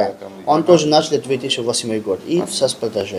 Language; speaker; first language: Russian; non-native, learner; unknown